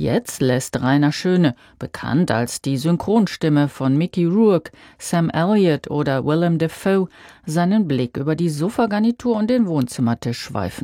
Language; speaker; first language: German; native; German